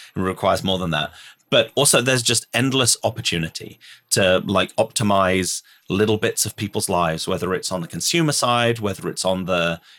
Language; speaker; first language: English; native; English